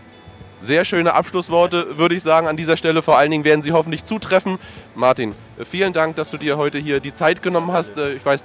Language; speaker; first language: German; native; German